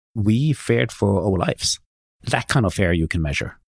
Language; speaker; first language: English; non-native, fluent; Norwegian